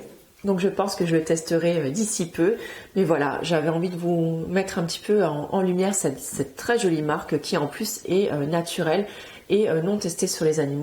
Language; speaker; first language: French; native; French